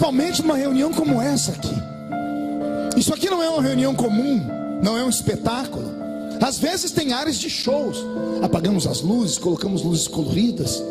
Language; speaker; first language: Portuguese; native; Portuguese